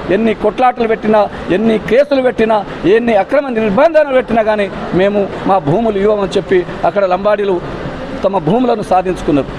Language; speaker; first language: Telugu; non-native, local second language; Lambadi